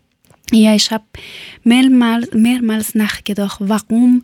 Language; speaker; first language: German; non-native, learner; Persian